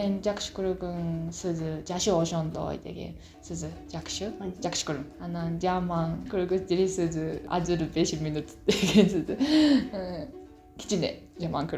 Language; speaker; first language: Kyrgyz; non-native, learner; Japanese